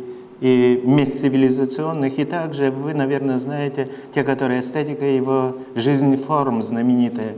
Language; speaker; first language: Russian; non-native, fluent; Lithuanian